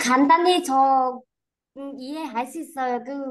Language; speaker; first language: Korean; non-native, learner; Vietnamese